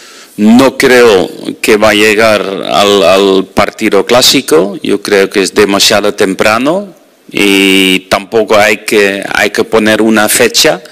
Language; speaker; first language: Spanish; non-native, fluent; Dutch